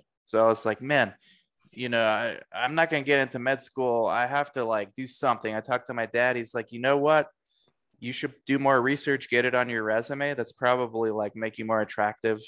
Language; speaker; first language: English; native; English